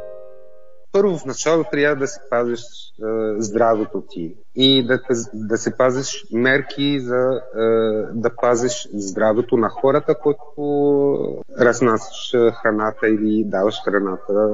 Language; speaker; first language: Bulgarian; non-native, fluent; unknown